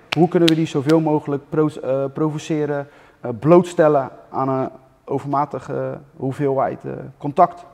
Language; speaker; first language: Dutch; native; Dutch